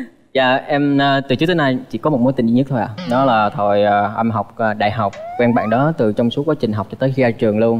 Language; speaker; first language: Vietnamese; native; Vietnamese